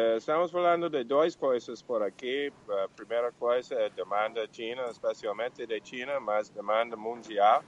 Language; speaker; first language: Portuguese; non-native, learner; Spanish